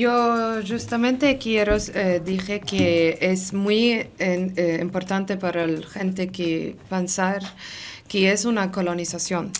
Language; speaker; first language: Spanish; non-native, learner; Arabic